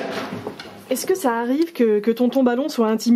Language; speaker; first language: French; native; French